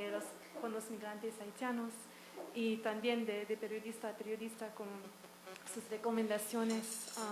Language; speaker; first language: Spanish; non-native, learner; English